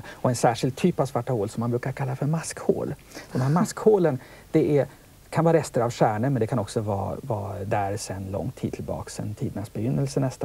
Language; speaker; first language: Swedish; native; Swedish